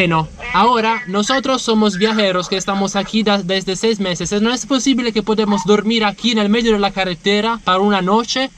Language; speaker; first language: Spanish; non-native, learner; Italian